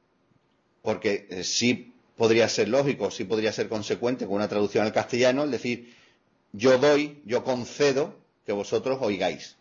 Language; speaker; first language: Spanish; native; Spanish